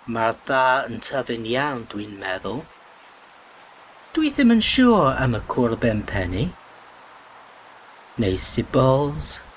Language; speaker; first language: Welsh; non-native, learner; English